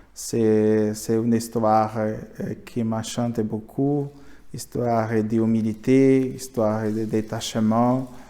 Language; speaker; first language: French; non-native, learner; Portuguese